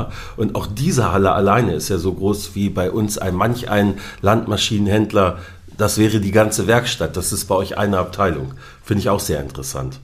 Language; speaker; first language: German; native; German